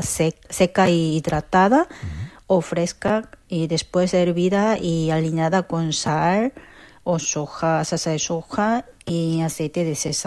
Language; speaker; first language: Spanish; non-native, fluent; Korean